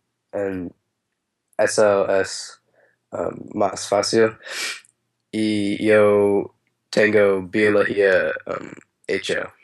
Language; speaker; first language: Spanish; non-native, learner; English